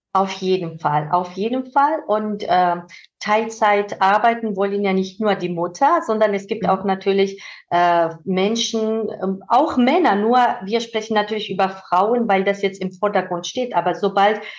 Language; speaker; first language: German; non-native, fluent; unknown